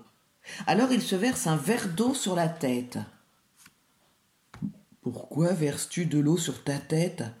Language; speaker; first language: French; native; French